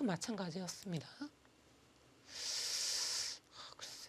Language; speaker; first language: Korean; native; Korean